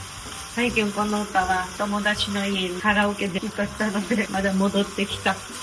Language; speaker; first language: Japanese; non-native, learner; Georgian